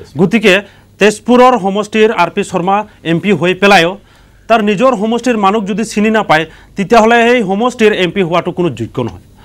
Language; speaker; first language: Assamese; non-native, local second language; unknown